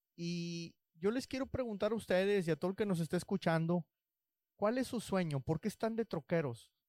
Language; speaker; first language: Spanish; native; Spanish